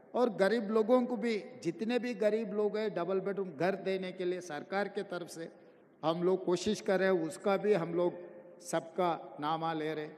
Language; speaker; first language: Hindi; non-native, local second language; Telugu